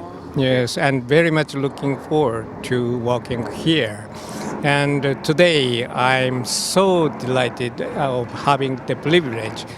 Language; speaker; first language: English; non-native, fluent; Japanese